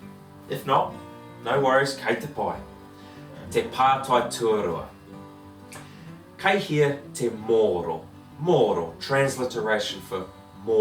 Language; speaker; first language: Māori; non-native, learner; English